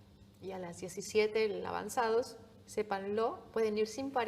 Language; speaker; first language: Spanish; native; Spanish